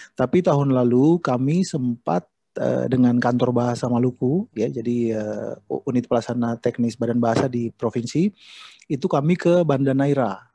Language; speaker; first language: Indonesian; native; Indonesian